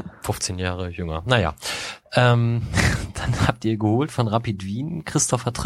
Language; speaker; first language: German; native; German